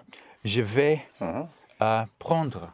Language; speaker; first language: French; non-native, learner; English